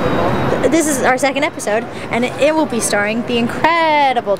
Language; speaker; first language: English; native; English